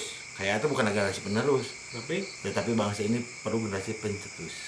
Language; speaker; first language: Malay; non-native, local second language; Sundanese